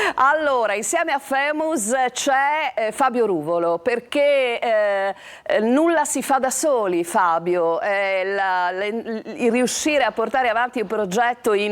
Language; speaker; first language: Italian; native; Italian